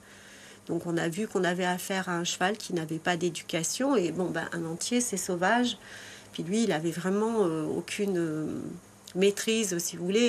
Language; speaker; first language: French; native; French